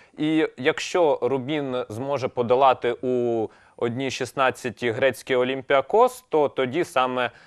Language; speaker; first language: Ukrainian; native; Ukrainian